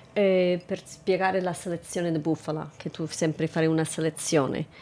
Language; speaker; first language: Italian; non-native, fluent; English